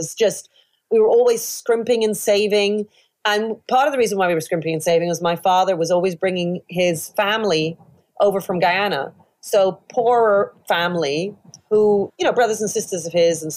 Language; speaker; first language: English; native; English